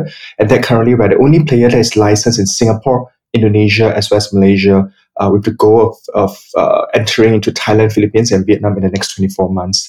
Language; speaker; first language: English; non-native, local second language; Chinese